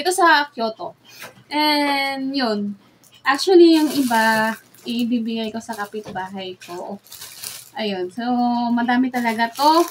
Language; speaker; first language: Filipino; native; Filipino